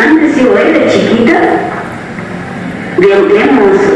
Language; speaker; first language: Spanish; non-native, local second language; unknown